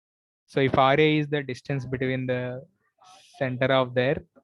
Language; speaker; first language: English; non-native, local second language; Telugu